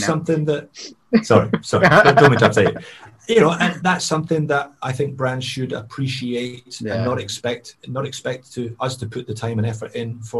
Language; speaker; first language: English; native; English